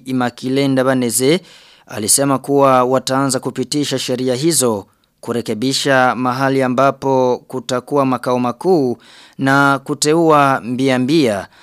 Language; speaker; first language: Swahili; non-native, local second language; Rundi